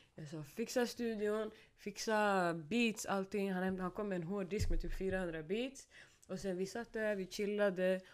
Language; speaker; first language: Swedish; early bilingual, other home language; Somali